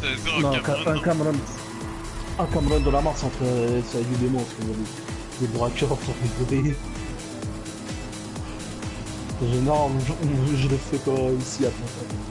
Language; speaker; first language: French; native; French